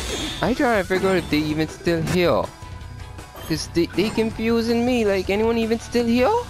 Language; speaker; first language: English; native; English